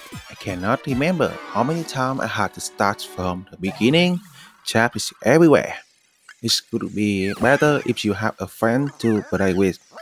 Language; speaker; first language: English; non-native, learner; Vietnamese